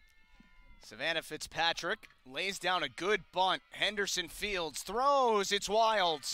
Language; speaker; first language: English; native; English